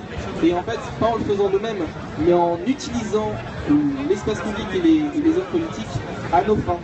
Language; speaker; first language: French; native; French